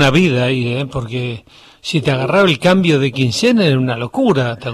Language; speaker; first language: Spanish; native; Spanish